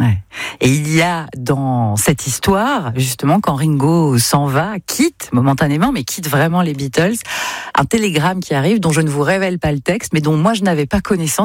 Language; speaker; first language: French; native; French